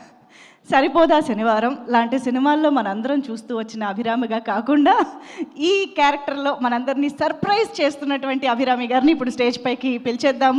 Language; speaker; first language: Telugu; native; Telugu